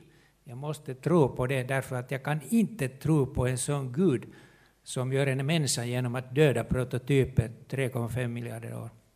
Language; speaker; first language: Swedish; non-native, local second language; Finnish